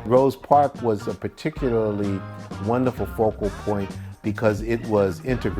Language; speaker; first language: English; native; English